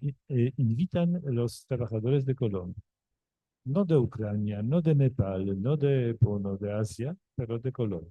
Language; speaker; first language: Spanish; non-native, fluent; Polish